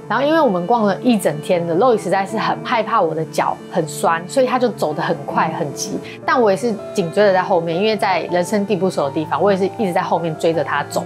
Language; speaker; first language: Chinese; native; Chinese